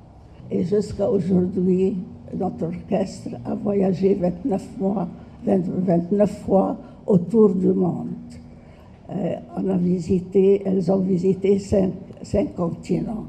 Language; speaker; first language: French; non-native, fluent; Arabic